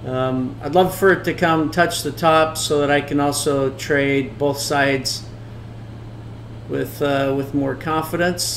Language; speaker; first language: English; native; English